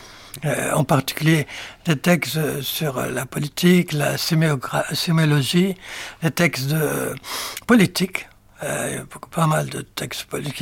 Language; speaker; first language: French; non-native, local second language; Arabic